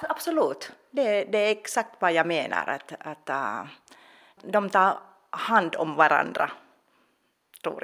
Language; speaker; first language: Swedish; non-native, local second language; Finnish